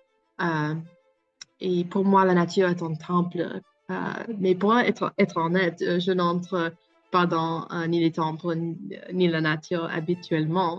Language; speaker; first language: French; non-native, learner; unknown